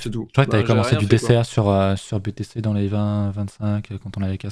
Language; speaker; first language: French; native; French